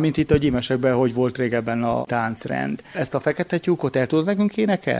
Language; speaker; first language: Hungarian; native; Hungarian